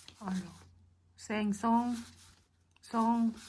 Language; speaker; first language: French; non-native, learner; Thai